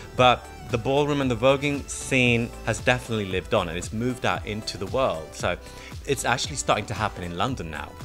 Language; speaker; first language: English; non-native, fluent; Swedish